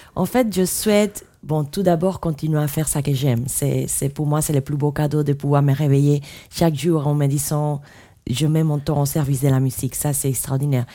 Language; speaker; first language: French; non-native, fluent; Spanish